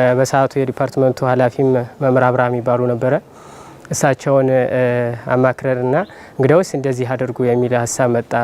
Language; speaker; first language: Amharic; native; Amharic